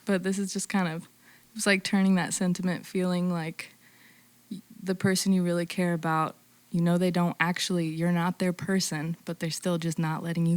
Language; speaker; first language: English; native; English